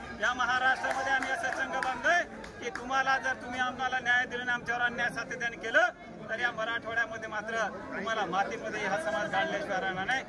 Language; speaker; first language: Marathi; non-native, local second language; Lambadi